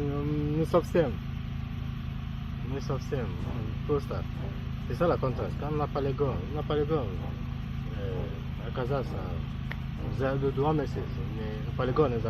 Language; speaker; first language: Russian; non-native, learner; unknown